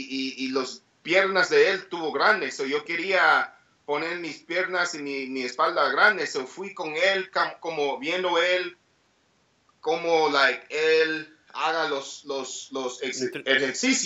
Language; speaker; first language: Spanish; early bilingual, heritage; English